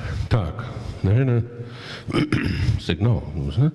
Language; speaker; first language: Russian; non-native, fluent; English